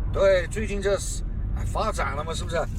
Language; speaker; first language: Chinese; native; Chinese